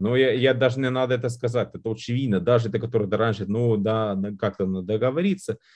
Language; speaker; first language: Russian; non-native, fluent; Lithuanian